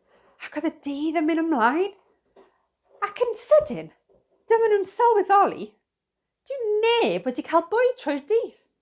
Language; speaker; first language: Welsh; non-native, fluent; English